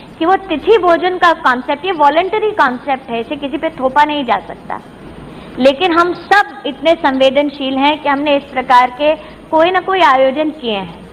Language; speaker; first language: Hindi; native; Hindi